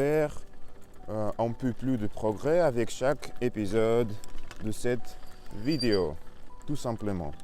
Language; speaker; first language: French; non-native, learner; Russian